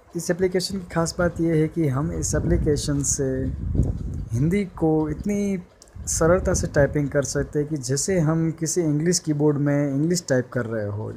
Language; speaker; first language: Hindi; non-native, local second language; Gujarati